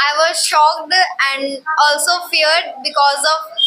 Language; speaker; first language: English; non-native, learner; Hindi